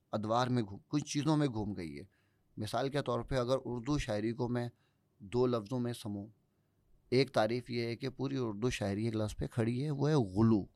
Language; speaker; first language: Urdu; native; Urdu